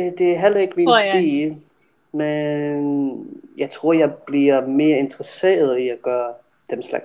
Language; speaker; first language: Danish; non-native, fluent; English